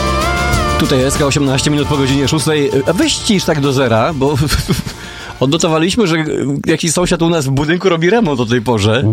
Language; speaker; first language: Polish; native; Polish